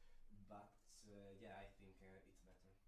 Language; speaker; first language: English; non-native, fluent; Italian